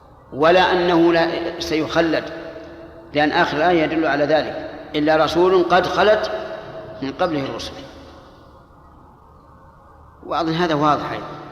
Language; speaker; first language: Arabic; native; Arabic